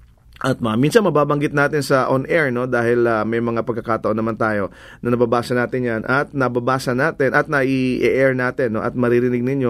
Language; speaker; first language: Filipino; native; Filipino